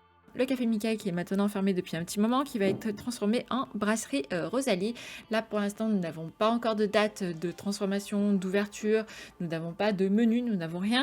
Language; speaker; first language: French; native; French